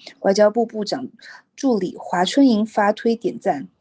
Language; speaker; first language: Chinese; native; Chinese